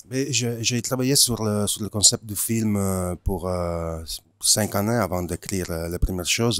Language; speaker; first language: French; non-native, fluent; Italian